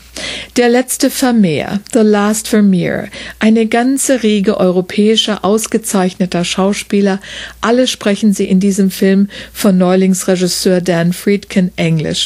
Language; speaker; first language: German; native; German